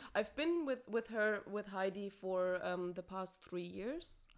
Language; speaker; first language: English; non-native, fluent; German